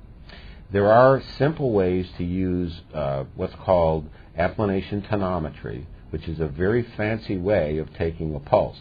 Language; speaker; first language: English; native; English